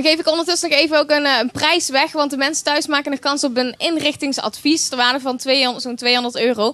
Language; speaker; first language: Dutch; native; Dutch